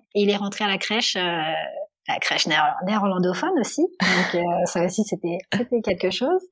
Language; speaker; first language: French; native; French